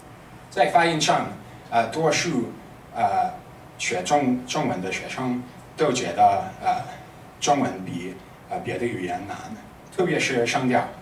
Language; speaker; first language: Chinese; non-native, fluent; English